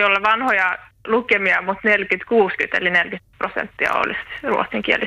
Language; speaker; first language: Finnish; native; Finnish